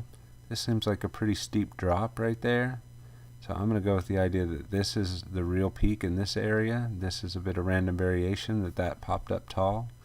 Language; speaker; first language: English; native; English